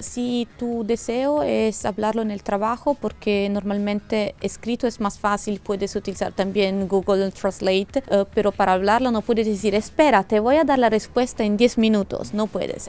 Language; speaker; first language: Spanish; non-native, fluent; Italian